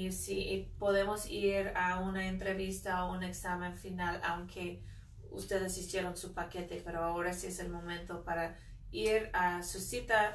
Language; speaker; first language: Spanish; non-native, fluent; English